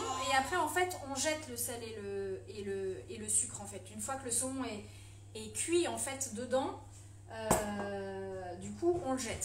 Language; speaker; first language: French; native; French